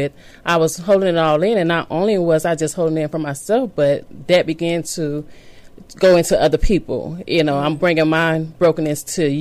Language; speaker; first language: English; native; English